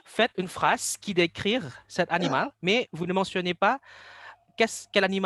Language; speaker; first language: French; non-native, fluent; Indonesian